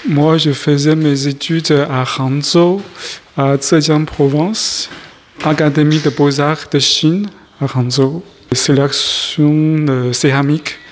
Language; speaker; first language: French; non-native, fluent; Chinese